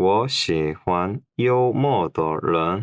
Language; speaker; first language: Chinese; non-native, learner; Korean